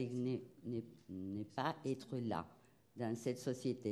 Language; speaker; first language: French; non-native, fluent; Spanish